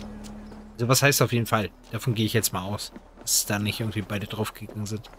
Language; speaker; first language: German; native; German